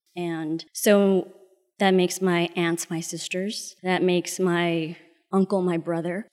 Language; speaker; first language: English; early bilingual, other home language; Spanish